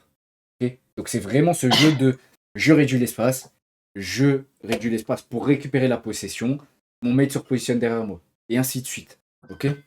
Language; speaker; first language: French; native; French